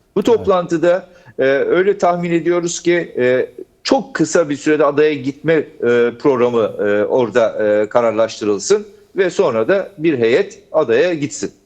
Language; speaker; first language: Turkish; native; Turkish